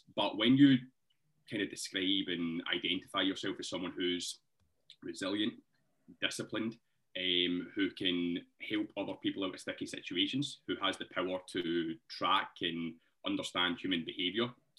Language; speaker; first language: English; native; English